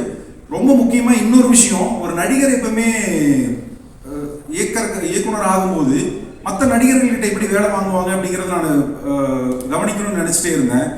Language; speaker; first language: Tamil; native; Tamil